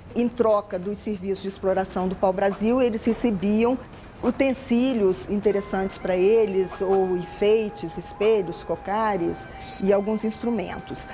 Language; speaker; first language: Portuguese; native; Portuguese